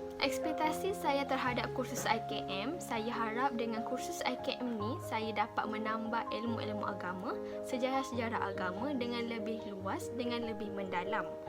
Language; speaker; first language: Malay; native; Malay